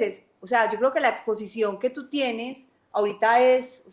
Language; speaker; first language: Spanish; native; Spanish